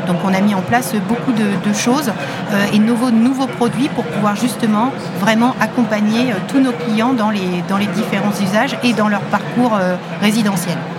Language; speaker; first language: French; native; French